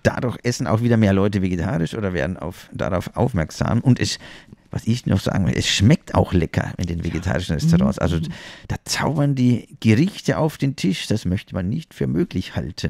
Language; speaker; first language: German; native; German